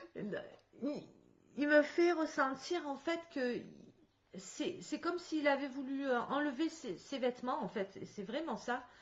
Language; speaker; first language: French; native; French